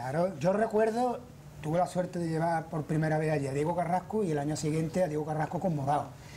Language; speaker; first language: Spanish; native; Spanish